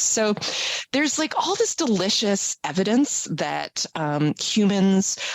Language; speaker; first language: English; native; English